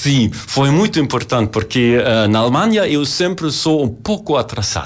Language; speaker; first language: Portuguese; non-native, learner; German